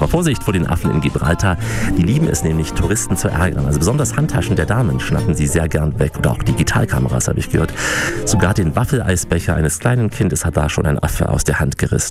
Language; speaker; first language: German; native; German